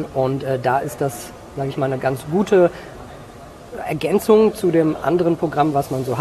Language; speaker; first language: German; native; German